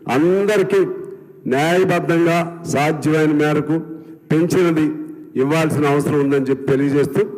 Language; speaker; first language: Telugu; native; Telugu